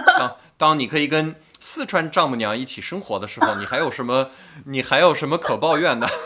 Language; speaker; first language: Chinese; non-native, fluent; French